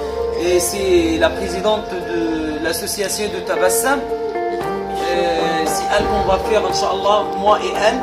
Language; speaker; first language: French; non-native, fluent; Arabic